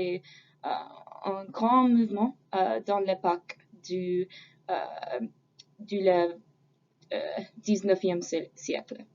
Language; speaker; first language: French; non-native, fluent; English